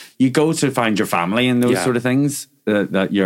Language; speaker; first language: English; native; English